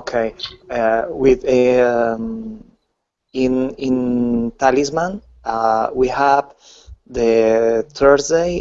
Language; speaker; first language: English; non-native, learner; Spanish